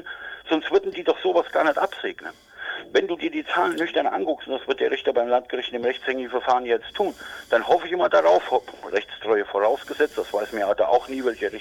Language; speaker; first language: German; native; German